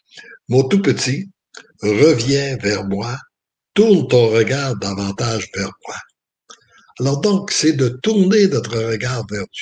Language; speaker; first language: French; native; French